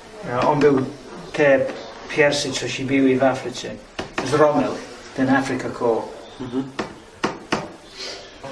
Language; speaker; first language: Polish; early bilingual, heritage; English